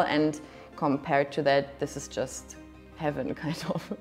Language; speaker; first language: English; non-native, fluent; German